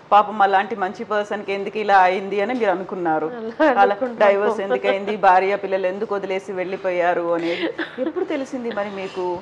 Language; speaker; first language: Telugu; native; Telugu